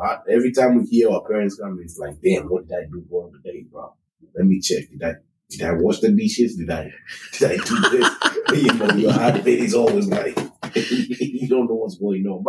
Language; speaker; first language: English; non-native, local second language; Kikuyu